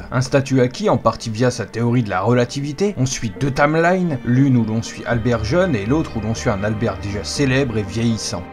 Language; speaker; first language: French; native; French